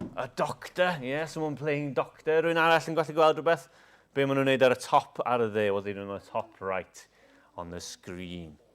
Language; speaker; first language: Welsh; non-native, local second language; English